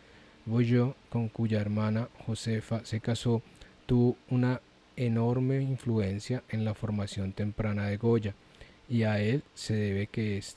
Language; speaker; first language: Spanish; native; Spanish